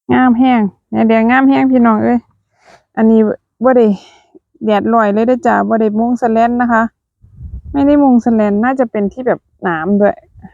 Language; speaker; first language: Thai; native; Thai